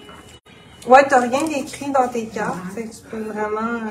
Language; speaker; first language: French; native; French